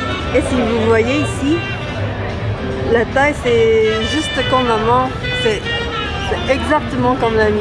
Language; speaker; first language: French; non-native, fluent; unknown